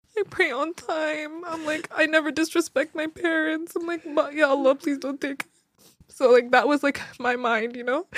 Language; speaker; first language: English; early bilingual, other home language; Tigrinya